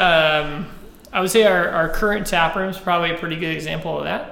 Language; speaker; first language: English; native; English